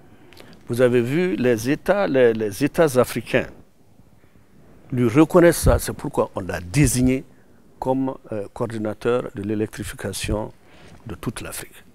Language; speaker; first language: French; non-native, local second language; Susu